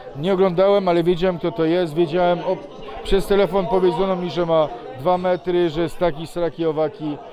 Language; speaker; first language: Polish; non-native, fluent; Serbian